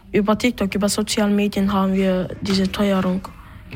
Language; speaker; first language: German; early bilingual, other home language; Turkish